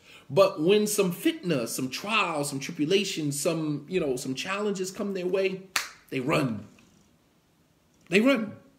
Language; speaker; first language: English; native; English